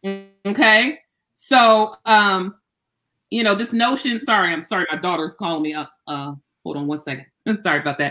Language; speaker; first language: English; native; English